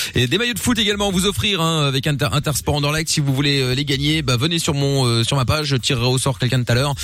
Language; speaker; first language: French; native; French